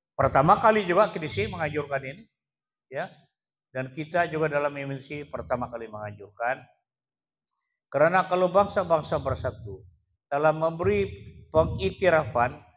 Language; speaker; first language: Malay; non-native, local second language; Central Dusun